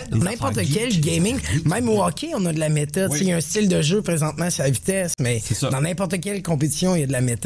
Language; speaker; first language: French; native; French